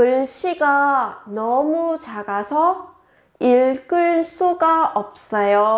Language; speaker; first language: Korean; non-native, fluent; Vietnamese